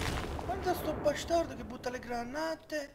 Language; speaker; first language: Italian; native; Italian